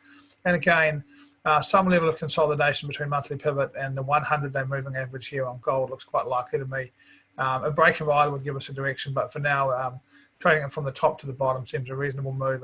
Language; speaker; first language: English; native; English